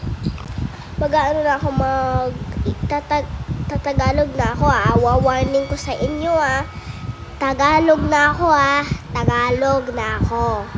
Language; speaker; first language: Filipino; native; Filipino